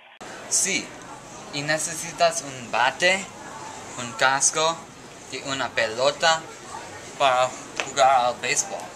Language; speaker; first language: Spanish; non-native, learner; English